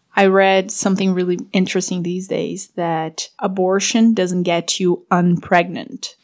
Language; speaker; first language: English; non-native, fluent; Portuguese